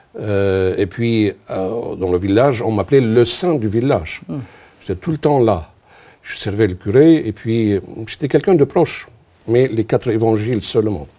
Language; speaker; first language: French; non-native, local second language; Arabic